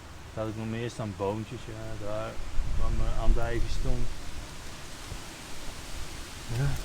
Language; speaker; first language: Dutch; native; Dutch